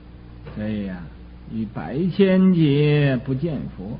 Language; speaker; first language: Chinese; native; Chinese